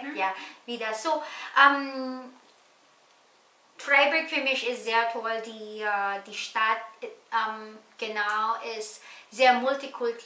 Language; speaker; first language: German; non-native, learner; Filipino